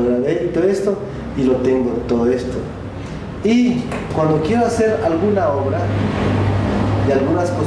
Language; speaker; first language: Spanish; non-native, local second language; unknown